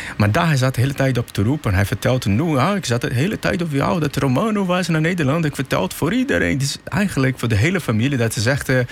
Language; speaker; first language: Dutch; non-native, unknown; Portuguese